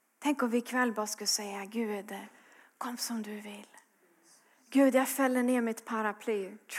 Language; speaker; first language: Swedish; native; Swedish